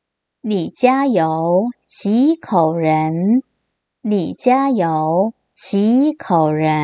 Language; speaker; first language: Chinese; non-native, fluent; Korean